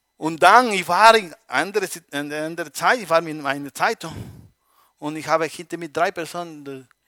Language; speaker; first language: German; non-native, learner; Spanish